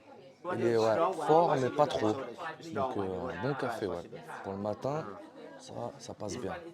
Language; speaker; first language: French; native; French